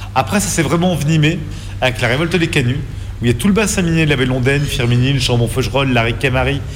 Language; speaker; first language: French; native; French